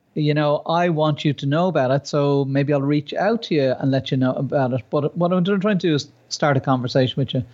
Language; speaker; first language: English; native; English